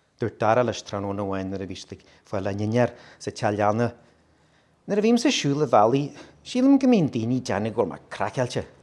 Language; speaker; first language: Irish; native; Irish